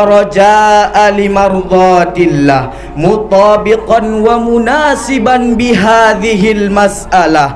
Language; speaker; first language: Arabic; non-native, learner; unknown